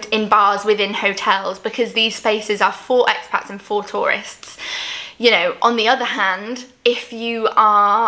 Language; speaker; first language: English; native; English